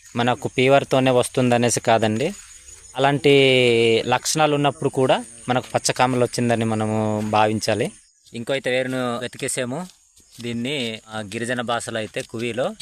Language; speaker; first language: Telugu; non-native, local second language; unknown